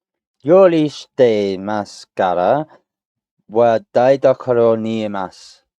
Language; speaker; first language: Japanese; non-native, learner; English